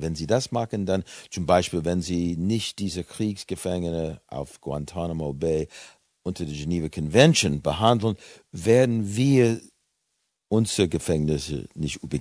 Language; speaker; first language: German; non-native, fluent; English